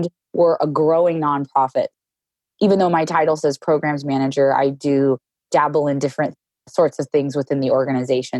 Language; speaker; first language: English; native; English